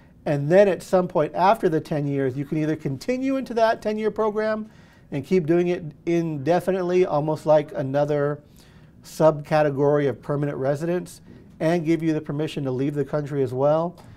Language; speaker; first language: English; early bilingual, other home language; Spanish